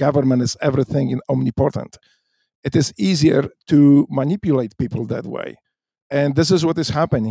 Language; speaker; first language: English; non-native, fluent; Polish